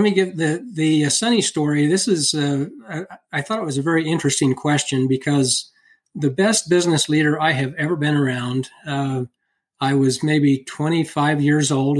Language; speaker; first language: English; native; English